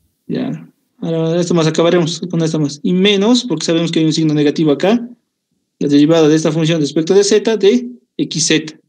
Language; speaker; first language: Spanish; native; Spanish